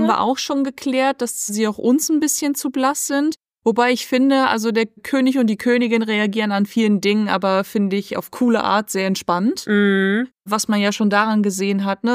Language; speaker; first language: German; native; German